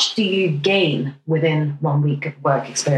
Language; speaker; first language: English; non-native, local second language; Cantonese